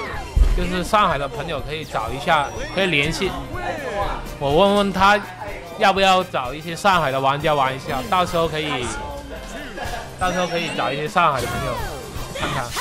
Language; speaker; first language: Chinese; native; Chinese